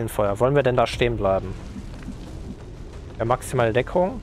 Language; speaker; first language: German; native; German